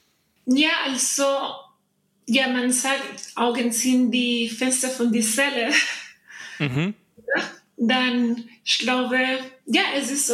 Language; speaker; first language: German; non-native, learner; Spanish